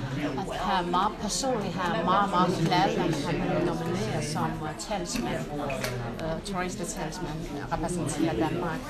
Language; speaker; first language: Danish; non-native, fluent; Chinese